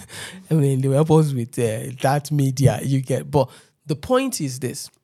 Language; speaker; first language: English; non-native, local second language; Yoruba